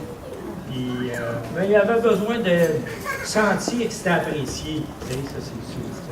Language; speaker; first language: French; native; French